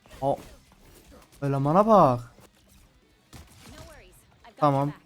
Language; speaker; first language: Turkish; native; Turkish